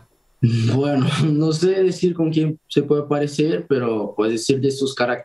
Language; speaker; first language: Spanish; non-native, fluent; Portuguese